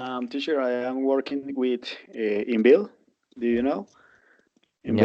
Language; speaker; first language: English; non-native, learner; Spanish